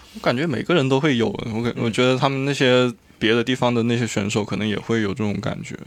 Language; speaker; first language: Chinese; native; Chinese